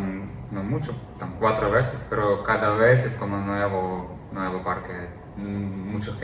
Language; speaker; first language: Spanish; non-native, learner; Ukrainian